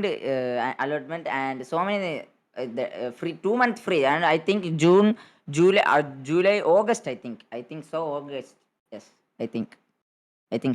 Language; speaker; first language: English; non-native, learner; Malayalam